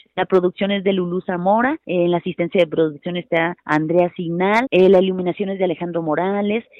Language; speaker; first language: Spanish; native; Spanish